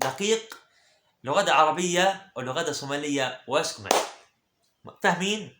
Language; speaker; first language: Arabic; early bilingual, other home language; Somali